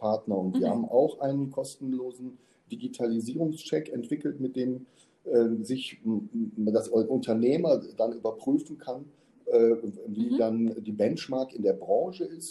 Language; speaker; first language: German; native; German